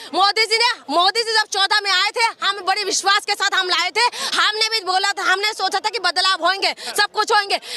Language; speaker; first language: Hindi; non-native, local second language; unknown